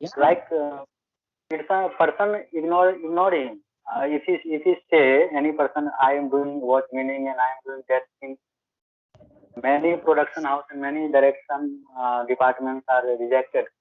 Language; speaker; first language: English; non-native, learner; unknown